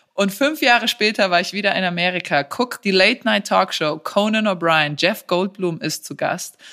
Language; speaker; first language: German; early bilingual, other home language; Serbian